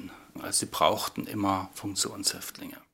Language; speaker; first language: German; native; German